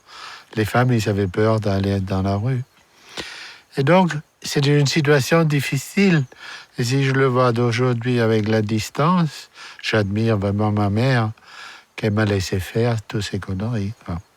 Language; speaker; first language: French; non-native, fluent; German